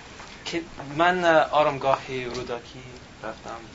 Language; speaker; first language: Persian; non-native, learner; English